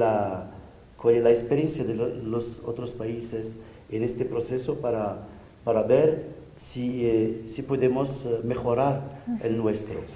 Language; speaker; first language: Spanish; non-native, fluent; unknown